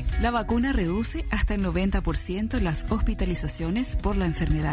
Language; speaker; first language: Spanish; native; Spanish